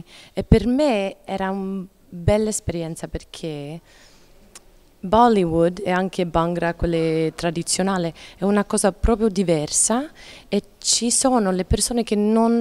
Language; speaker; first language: Italian; non-native, learner; English